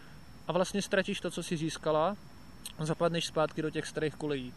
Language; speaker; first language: Czech; native; Czech